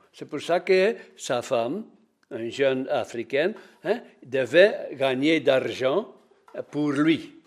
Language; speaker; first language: French; non-native, local second language; Dutch